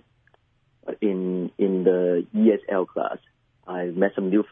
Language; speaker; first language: English; early bilingual, other home language; Cantonese